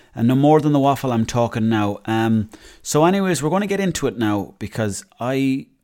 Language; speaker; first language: English; native; English